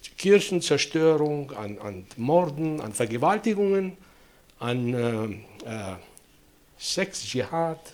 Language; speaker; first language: German; non-native, fluent; Arabic